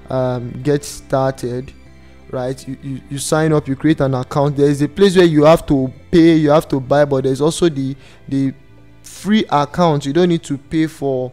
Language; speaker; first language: English; non-native, local second language; Yoruba